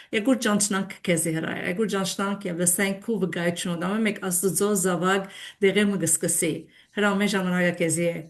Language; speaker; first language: Armenian; early bilingual, heritage; Armenian